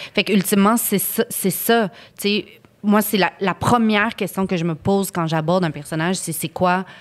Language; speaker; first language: French; native; French